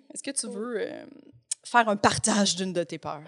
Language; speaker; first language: French; native; French